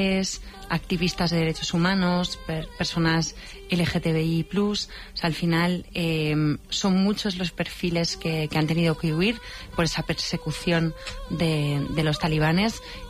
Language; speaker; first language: Spanish; native; Spanish